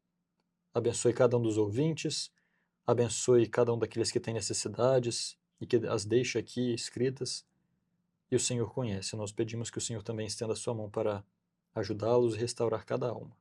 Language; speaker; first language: Portuguese; native; Portuguese